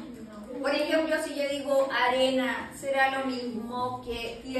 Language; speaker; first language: Spanish; native; Spanish